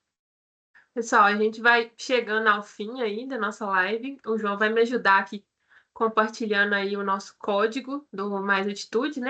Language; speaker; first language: Portuguese; native; Portuguese